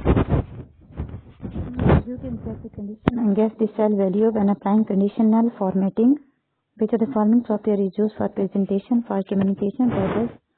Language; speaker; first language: English; non-native, local second language; Urdu